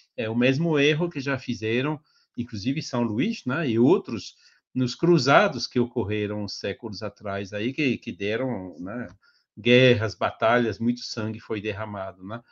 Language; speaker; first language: Portuguese; non-native, fluent; French